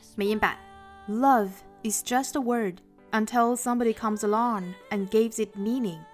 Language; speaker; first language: English; non-native, fluent; Chinese